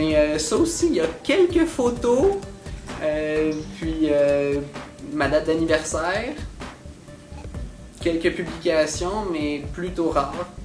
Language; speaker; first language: French; native; French